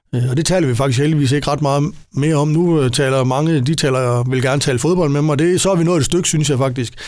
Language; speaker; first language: Danish; native; Danish